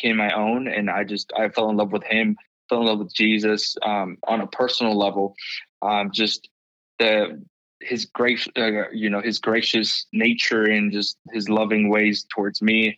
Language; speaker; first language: English; early bilingual, other home language; Spanish